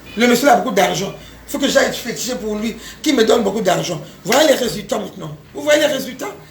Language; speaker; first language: French; non-native, local second language; Lingala